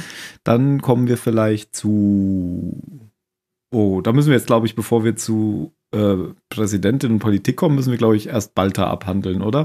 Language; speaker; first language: German; native; German